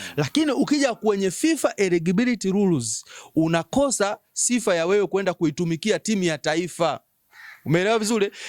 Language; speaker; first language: Swahili; native; Swahili